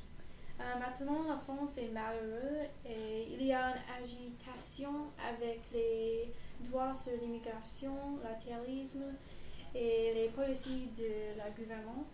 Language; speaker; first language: French; non-native, learner; English